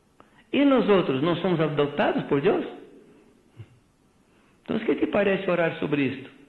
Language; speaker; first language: Spanish; non-native, fluent; Portuguese